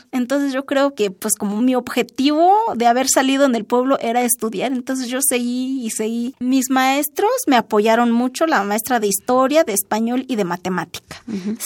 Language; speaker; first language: Spanish; non-native, local second language; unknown